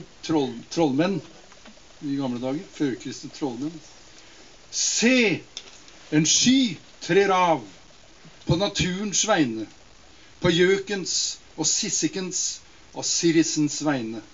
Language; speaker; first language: Norwegian; native; Norwegian